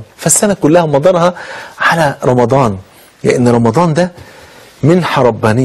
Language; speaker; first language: Arabic; native; Arabic